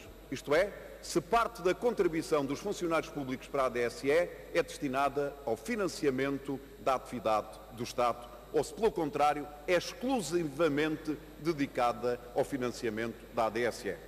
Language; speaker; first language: Portuguese; native; Portuguese